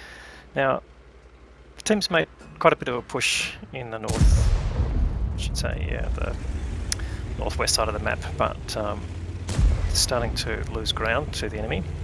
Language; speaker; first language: English; native; English